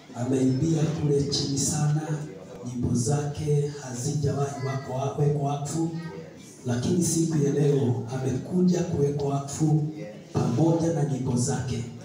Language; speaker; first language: Swahili; non-native, local second language; Kikuyu